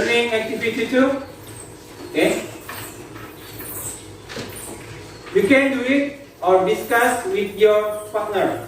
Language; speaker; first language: English; non-native, learner; Indonesian